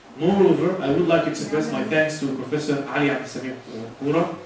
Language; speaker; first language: English; non-native, fluent; Arabic